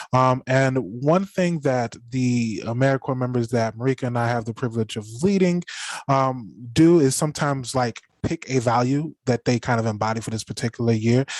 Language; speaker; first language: English; native; English